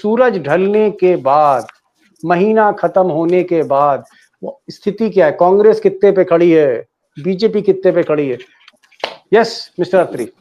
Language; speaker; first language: Hindi; native; Hindi